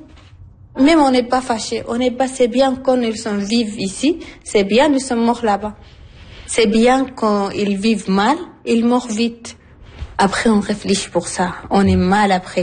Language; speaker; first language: French; non-native, learner; Arabic